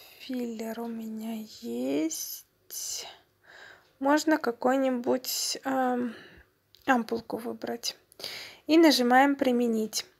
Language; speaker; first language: Russian; non-native, local second language; Armenian